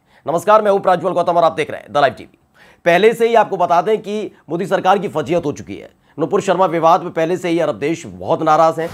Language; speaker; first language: Hindi; native; Hindi